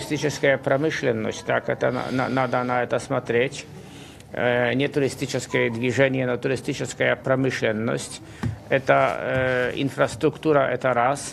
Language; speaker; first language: Russian; non-native, fluent; Polish